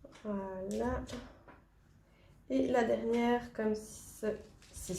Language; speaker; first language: French; native; French